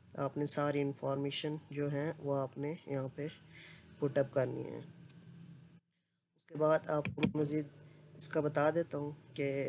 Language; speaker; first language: Urdu; non-native, local second language; Punjabi